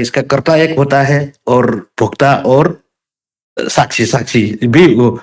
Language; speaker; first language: Hindi; non-native, local second language; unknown